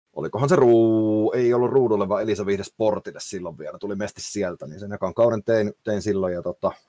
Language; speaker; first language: Finnish; native; Finnish